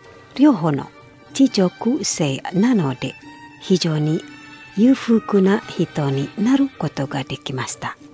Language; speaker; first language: Japanese; non-native, fluent; Indonesian